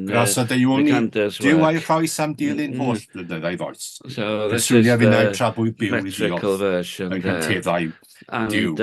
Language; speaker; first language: Welsh; native; Welsh